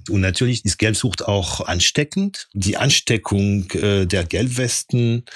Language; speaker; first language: German; non-native, fluent; French